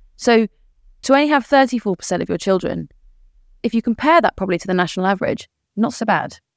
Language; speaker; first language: English; early bilingual, other home language; Italian